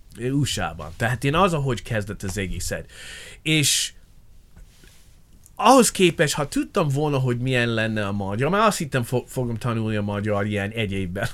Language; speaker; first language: Hungarian; non-native, learner; English